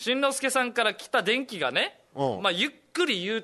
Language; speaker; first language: Japanese; native; Japanese